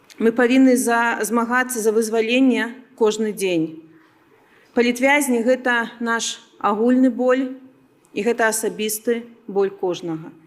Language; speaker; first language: Belarusian; non-native, local second language; Russian